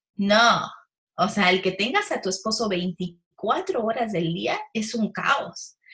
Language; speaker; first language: Spanish; early bilingual, heritage; Spanish